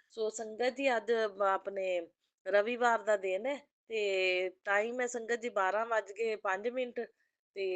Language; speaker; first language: Hindi; non-native, local second language; Punjabi